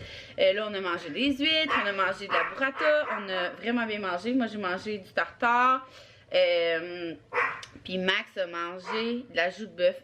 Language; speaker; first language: French; native; French